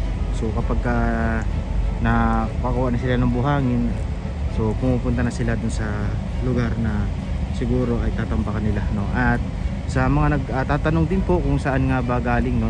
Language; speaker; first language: Filipino; native; Filipino